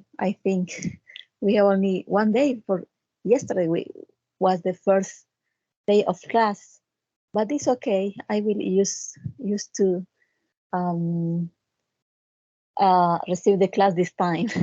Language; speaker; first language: English; non-native, learner; Spanish